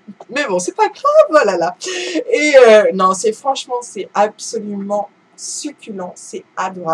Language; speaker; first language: French; native; French